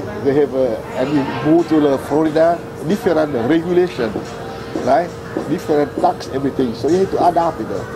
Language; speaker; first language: English; non-native, learner; Vietnamese